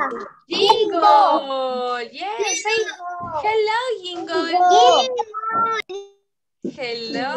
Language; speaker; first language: English; non-native, learner; Spanish